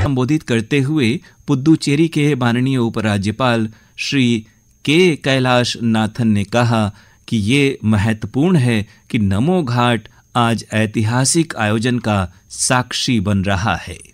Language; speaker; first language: Hindi; native; Hindi